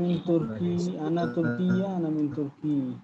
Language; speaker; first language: Arabic; non-native, learner; Bangla